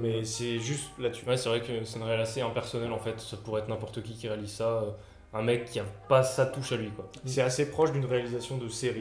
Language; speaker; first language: French; native; French